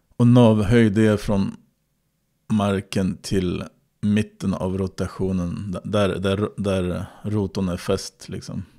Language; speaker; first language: Swedish; native; Swedish